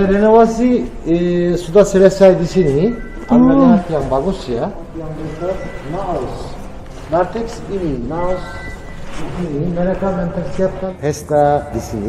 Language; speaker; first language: Indonesian; non-native, learner; Turkish